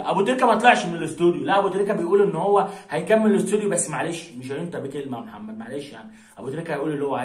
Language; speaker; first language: Arabic; native; Arabic